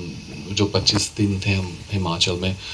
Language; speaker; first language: Hindi; native; Hindi